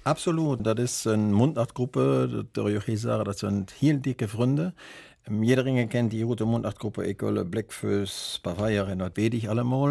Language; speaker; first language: German; native; German